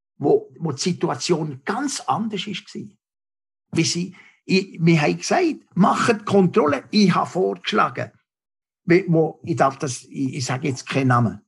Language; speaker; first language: German; non-native, local second language; French